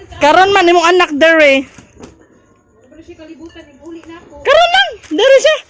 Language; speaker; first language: Filipino; non-native, local second language; Cebuano